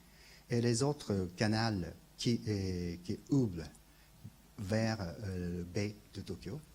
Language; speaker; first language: French; non-native, learner; Japanese